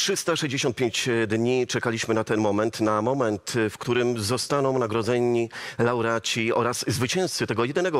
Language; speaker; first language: Polish; native; Polish